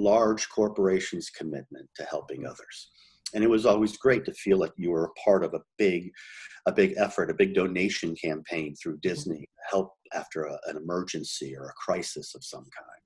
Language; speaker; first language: English; native; English